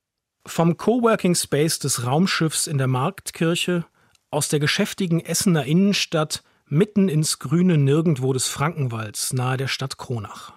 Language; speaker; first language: German; native; German